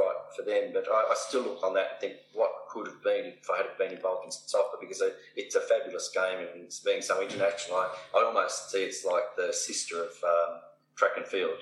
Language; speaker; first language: English; native; English